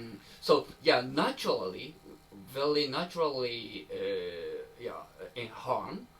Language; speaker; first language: English; non-native, learner; Japanese